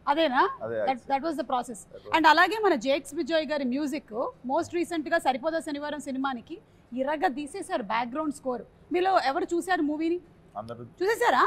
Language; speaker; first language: Telugu; native; Telugu